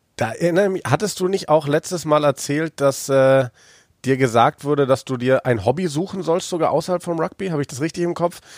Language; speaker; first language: German; native; German